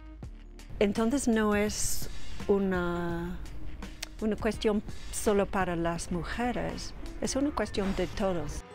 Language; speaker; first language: Spanish; non-native, fluent; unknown